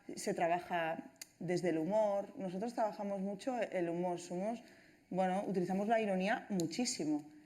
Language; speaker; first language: Spanish; non-native, local second language; Catalan